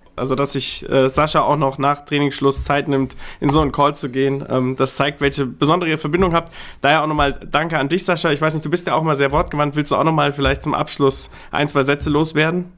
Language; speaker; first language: German; native; German